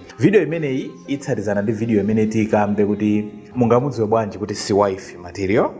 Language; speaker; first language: Nyanja; native; Nyanja